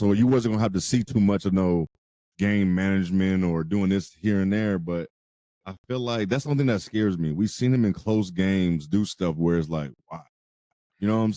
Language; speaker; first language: English; native; English